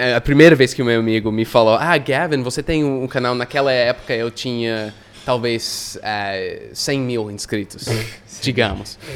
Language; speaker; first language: Portuguese; non-native, fluent; English